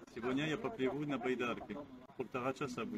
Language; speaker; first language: Russian; non-native, learner; French